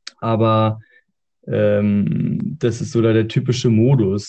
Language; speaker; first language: German; native; German